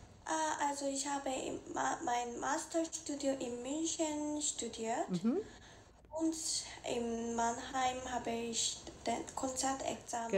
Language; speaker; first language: German; non-native, learner; Korean